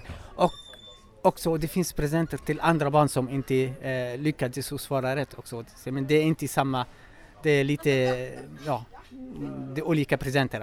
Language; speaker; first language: Swedish; non-native, fluent; Arabic